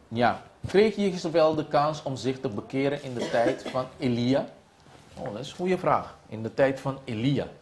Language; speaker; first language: Dutch; non-native, local second language; Papiamento